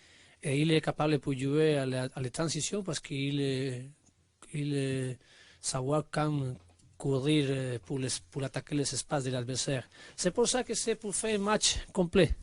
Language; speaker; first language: French; non-native, learner; Spanish